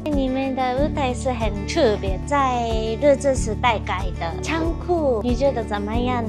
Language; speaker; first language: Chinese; non-native, fluent; Japanese